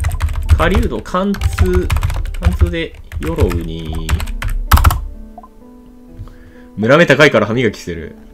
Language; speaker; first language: Japanese; native; Japanese